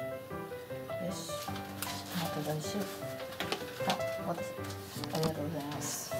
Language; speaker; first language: Japanese; non-native, learner; Spanish